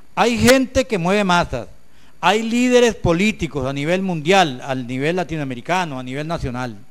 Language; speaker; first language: Spanish; native; Spanish